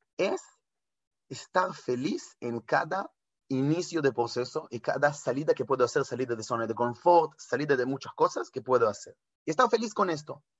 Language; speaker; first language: Spanish; non-native, fluent; Hebrew